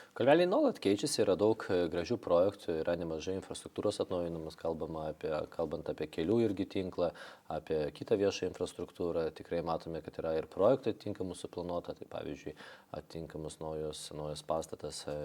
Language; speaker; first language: Lithuanian; non-native, local second language; Polish